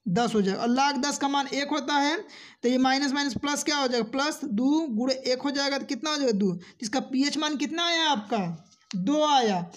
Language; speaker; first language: Hindi; native; Hindi